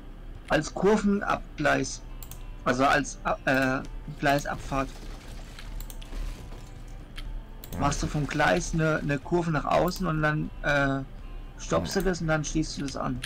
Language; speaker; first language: German; native; German